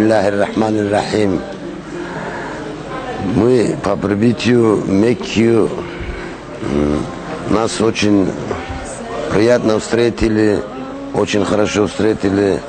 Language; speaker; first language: Russian; non-native, local second language; Avaric